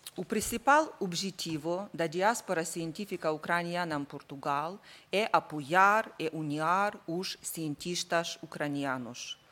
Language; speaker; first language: Portuguese; non-native, learner; Ukrainian